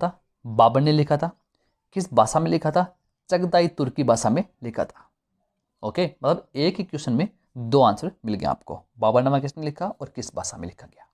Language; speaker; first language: Hindi; native; Hindi